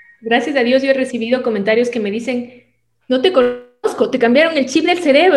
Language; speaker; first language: Spanish; native; Spanish